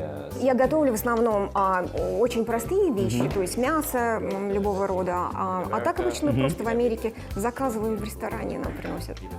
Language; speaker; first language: Russian; non-native, learner; English